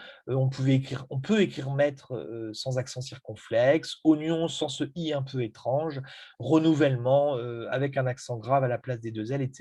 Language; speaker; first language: French; native; French